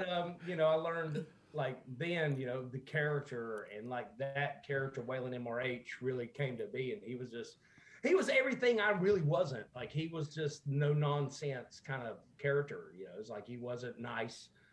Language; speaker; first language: English; native; English